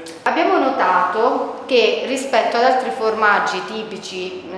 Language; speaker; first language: Italian; native; Italian